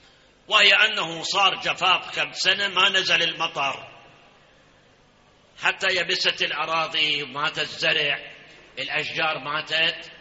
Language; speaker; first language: Arabic; native; Arabic